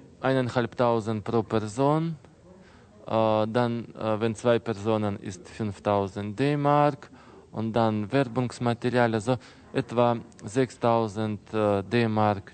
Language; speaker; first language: German; non-native, fluent; Russian